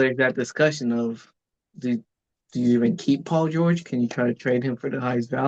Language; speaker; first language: English; native; English